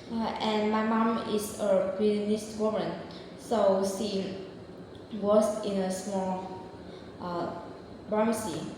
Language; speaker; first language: English; non-native, learner; Vietnamese